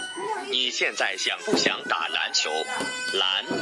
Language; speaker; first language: Chinese; non-native, learner; Mongolian